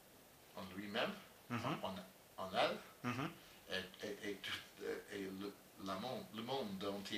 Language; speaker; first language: French; non-native, learner; English